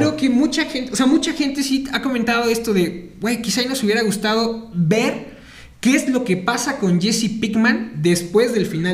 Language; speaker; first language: Spanish; native; Spanish